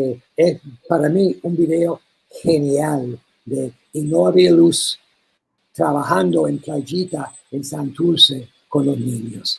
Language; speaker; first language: Spanish; non-native, learner; English